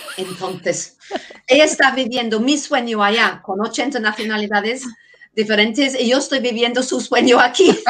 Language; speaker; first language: Spanish; non-native, fluent; English